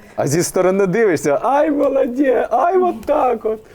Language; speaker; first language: Ukrainian; native; Ukrainian